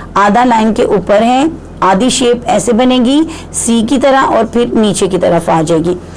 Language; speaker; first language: Urdu; non-native, local second language; Punjabi